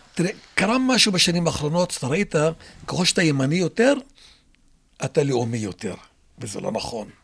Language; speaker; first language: Hebrew; non-native, local second language; Arabic